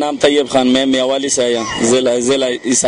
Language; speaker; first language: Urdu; non-native, local second language; Pashto